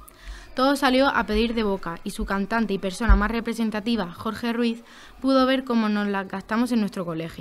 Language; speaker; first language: Spanish; native; Spanish